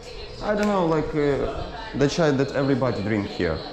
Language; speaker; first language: English; non-native, learner; Russian